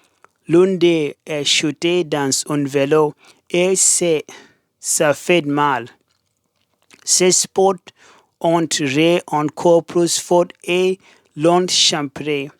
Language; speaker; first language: French; non-native, learner; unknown